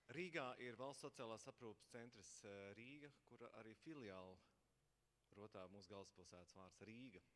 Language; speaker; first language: Latvian; native; Latvian